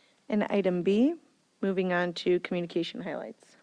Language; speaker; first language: English; native; English